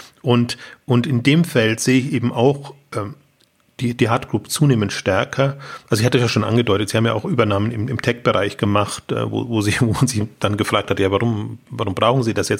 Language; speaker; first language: German; native; German